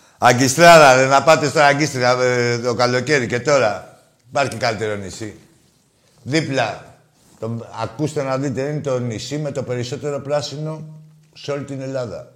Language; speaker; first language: Greek; native; Greek